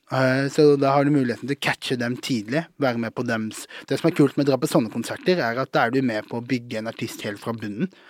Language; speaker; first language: Norwegian; early bilingual, other home language; Somali